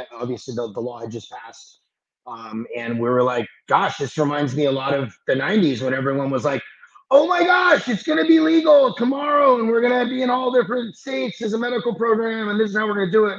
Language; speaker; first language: English; native; English